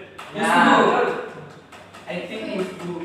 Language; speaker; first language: English; non-native, learner; Indonesian